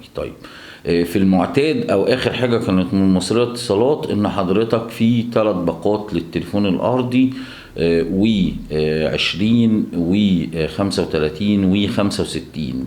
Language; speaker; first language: Arabic; native; Arabic